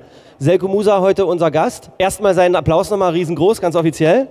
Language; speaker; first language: German; native; German